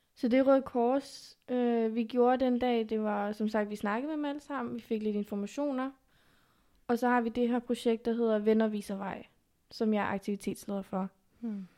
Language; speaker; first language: Danish; early bilingual, other home language; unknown